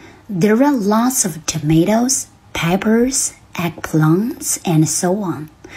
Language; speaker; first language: English; non-native, fluent; Chinese